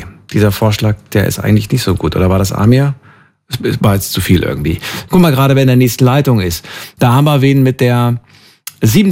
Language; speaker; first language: German; native; German